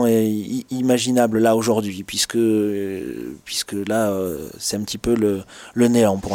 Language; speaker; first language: French; native; French